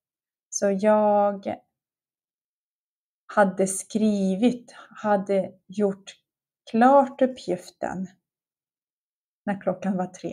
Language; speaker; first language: Swedish; non-native, fluent; Russian